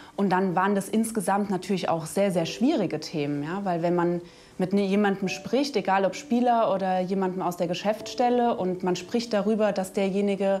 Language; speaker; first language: German; native; German